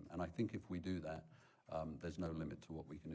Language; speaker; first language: English; native; English